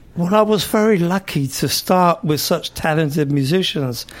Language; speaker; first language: English; native; English